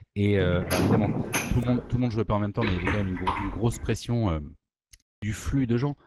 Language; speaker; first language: French; native; French